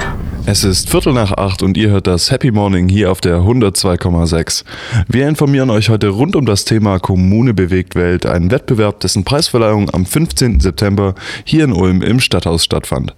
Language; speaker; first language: German; native; German